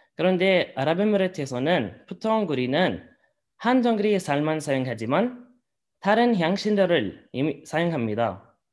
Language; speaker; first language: Korean; non-native, learner; Arabic